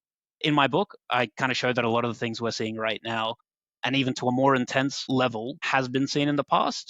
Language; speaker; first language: English; native; English